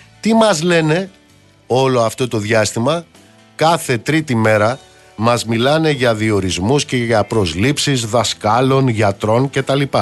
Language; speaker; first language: Greek; native; Greek